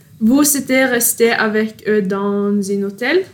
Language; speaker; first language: French; non-native, learner; Norwegian